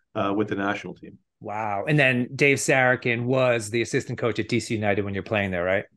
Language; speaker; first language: English; native; English